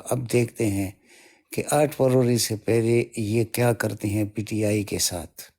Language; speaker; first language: Urdu; non-native, local second language; Pashto